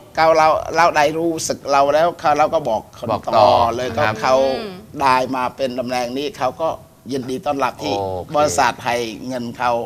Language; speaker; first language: Thai; non-native, fluent; Khmer